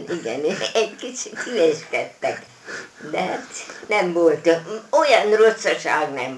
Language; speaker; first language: Hungarian; non-native, local second language; German